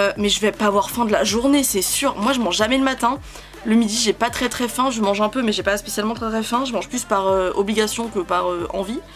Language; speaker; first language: French; early bilingual, other home language; Spanish